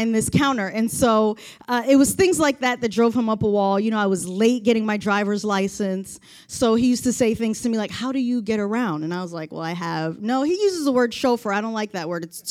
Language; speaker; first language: English; native; English